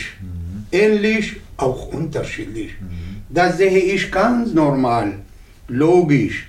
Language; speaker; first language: German; non-native, learner; Arabic